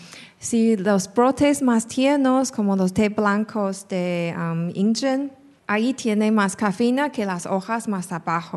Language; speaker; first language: Spanish; non-native, fluent; Chinese